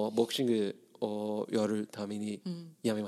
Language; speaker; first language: Japanese; non-native, learner; English